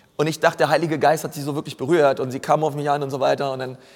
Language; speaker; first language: German; native; German